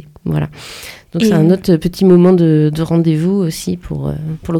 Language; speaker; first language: French; native; French